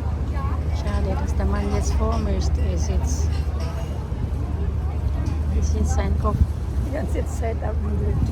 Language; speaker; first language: German; non-native, fluent; Filipino